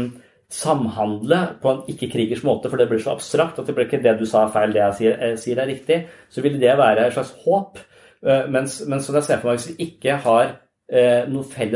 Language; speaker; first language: Norwegian; native; Norwegian